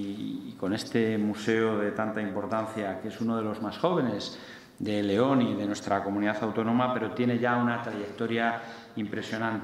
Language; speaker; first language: Spanish; native; Spanish